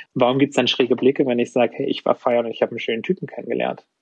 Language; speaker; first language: German; native; German